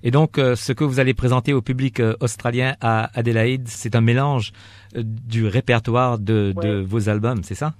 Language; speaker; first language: French; native; French